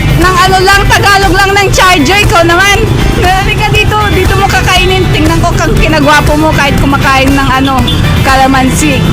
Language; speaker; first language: Filipino; native; Filipino